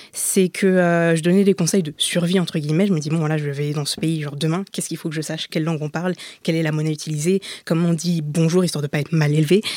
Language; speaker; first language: French; native; French